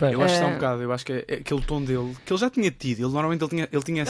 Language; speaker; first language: Portuguese; native; Portuguese